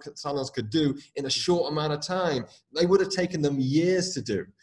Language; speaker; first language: English; native; English